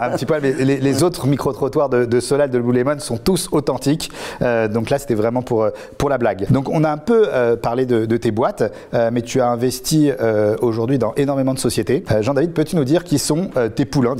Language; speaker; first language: French; native; French